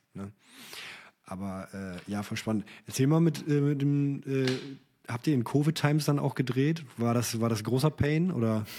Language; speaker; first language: German; native; German